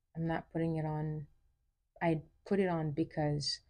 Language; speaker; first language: English; early bilingual, other home language; Wolof